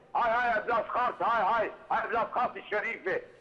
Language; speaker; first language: Arabic; native; Arabic